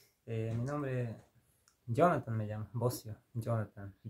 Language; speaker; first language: Spanish; non-native, local second language; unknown